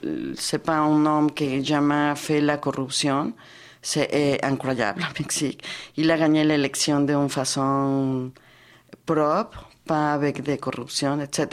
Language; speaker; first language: French; non-native, fluent; Spanish